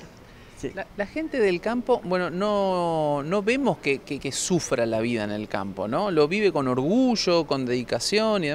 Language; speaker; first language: Spanish; native; Spanish